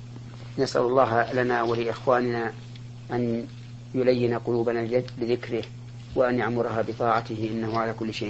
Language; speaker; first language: Arabic; native; Arabic